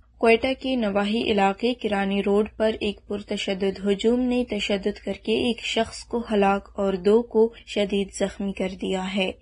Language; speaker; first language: Urdu; non-native, local second language; Baluchi